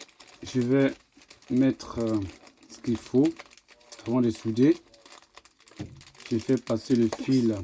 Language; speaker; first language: French; native; French